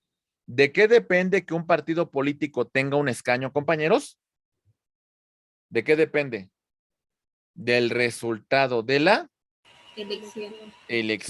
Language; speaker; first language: Spanish; native; Spanish